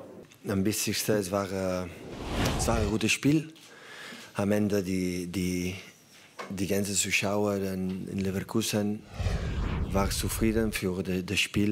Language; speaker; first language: German; non-native, learner; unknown